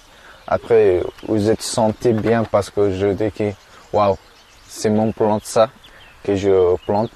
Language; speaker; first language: French; non-native, learner; Persian